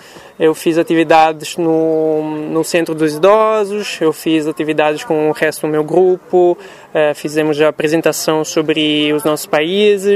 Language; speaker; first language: Portuguese; non-native, fluent; Italian